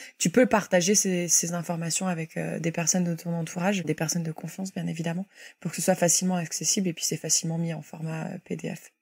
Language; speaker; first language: French; native; French